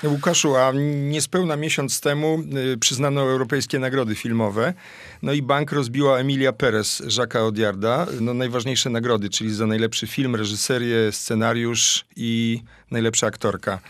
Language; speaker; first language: Polish; native; Polish